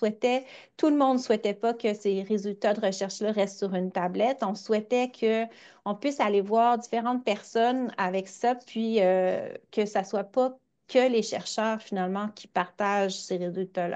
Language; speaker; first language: French; native; French